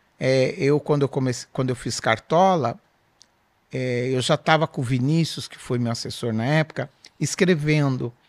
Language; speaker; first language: Portuguese; native; Portuguese